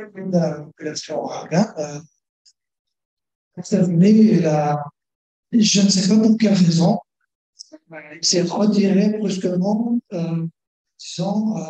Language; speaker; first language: French; non-native, fluent; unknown